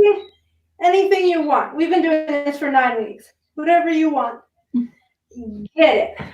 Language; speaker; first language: English; native; English